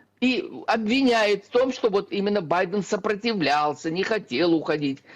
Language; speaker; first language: Russian; native; Russian